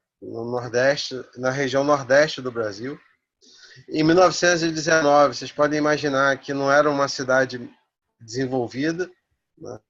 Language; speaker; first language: Portuguese; native; Portuguese